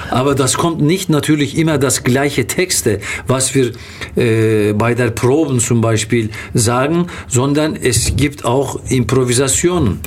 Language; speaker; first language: German; non-native, fluent; Turkish